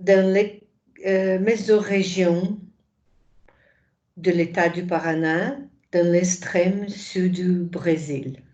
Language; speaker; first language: French; non-native, fluent; Portuguese